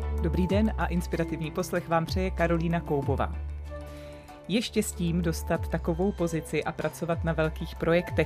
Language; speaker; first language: Czech; native; Czech